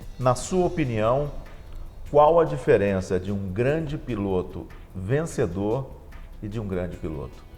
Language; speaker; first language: Portuguese; native; Portuguese